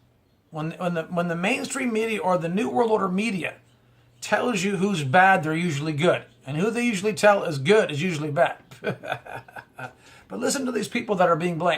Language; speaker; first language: English; native; English